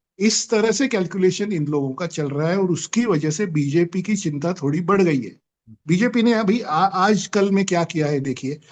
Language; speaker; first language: Hindi; non-native, local second language; Marathi